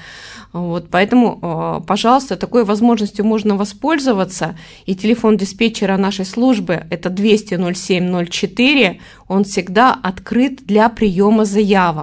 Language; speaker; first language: Russian; native; Russian